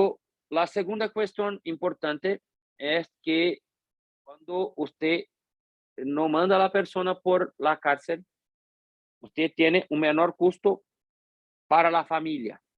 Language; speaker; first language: Spanish; non-native, fluent; Portuguese